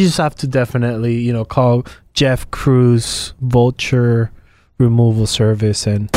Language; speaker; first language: English; native; English